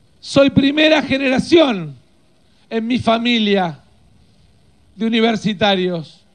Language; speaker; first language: Spanish; native; Spanish